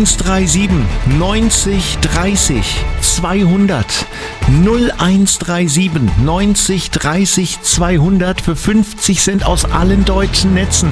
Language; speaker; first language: German; native; German